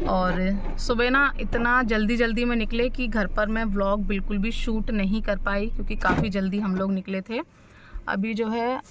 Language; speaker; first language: Hindi; native; Hindi